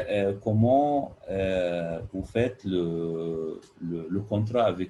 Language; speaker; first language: French; non-native, learner; Arabic